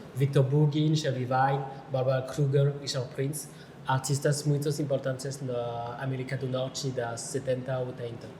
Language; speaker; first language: Portuguese; non-native, learner; French